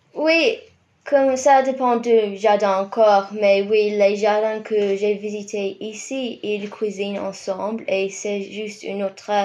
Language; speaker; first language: French; non-native, fluent; English